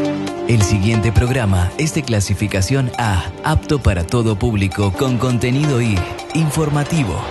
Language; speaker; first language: Spanish; native; Spanish